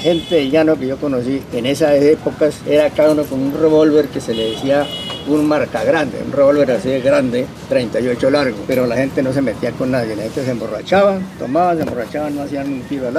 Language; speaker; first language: Spanish; native; Spanish